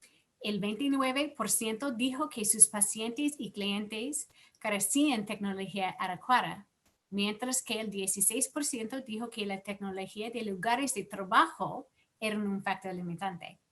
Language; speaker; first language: Spanish; non-native, fluent; English